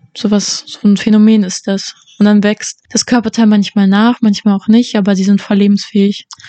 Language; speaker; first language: German; native; German